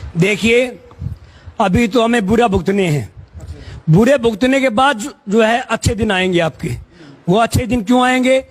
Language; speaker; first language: Hindi; native; Hindi